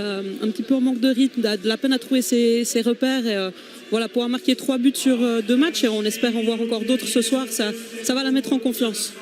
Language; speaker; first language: French; native; French